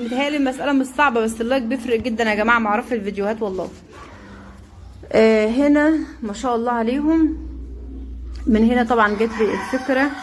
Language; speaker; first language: Arabic; native; Arabic